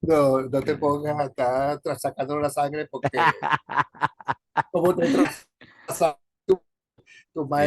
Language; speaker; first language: Spanish; native; Spanish